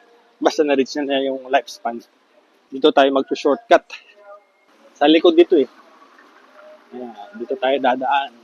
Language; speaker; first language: Filipino; native; Filipino